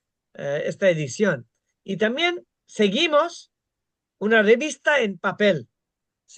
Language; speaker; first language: Spanish; non-native, fluent; Bangla